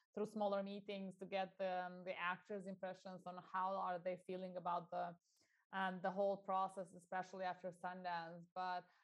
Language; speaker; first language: English; non-native, fluent; Albanian